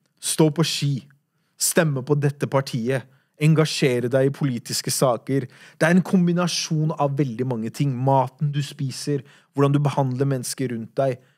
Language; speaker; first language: Norwegian; early bilingual, other home language; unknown